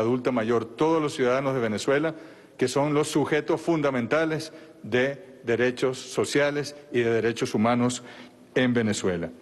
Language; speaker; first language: Spanish; native; Spanish